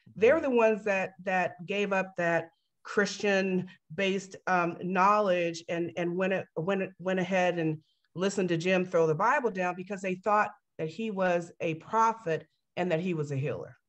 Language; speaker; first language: English; native; English